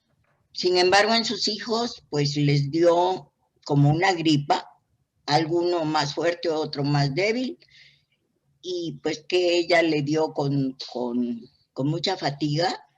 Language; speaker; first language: Spanish; native; Spanish